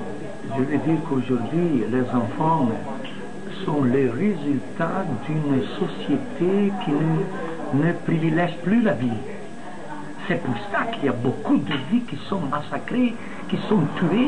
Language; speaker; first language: French; non-native, fluent; Italian